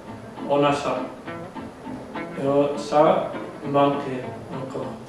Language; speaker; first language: French; non-native, learner; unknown